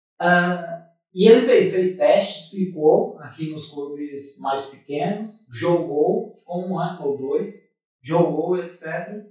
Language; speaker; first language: Portuguese; native; Portuguese